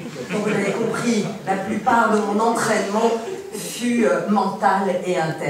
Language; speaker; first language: French; native; French